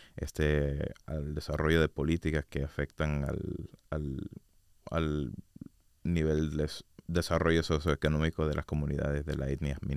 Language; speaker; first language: Spanish; non-native, fluent; English